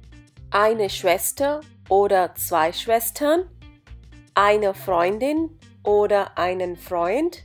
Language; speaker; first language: German; non-native, fluent; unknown